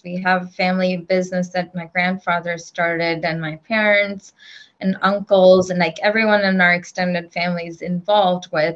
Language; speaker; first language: English; non-native, local second language; Gujarati